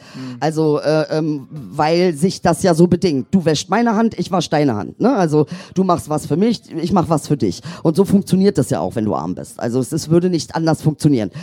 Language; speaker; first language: German; native; German